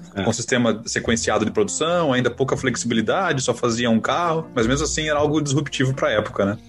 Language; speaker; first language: Portuguese; native; Portuguese